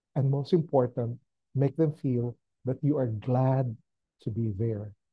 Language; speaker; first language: English; non-native, local second language; Filipino